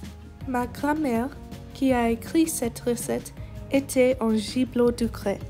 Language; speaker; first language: French; non-native, learner; English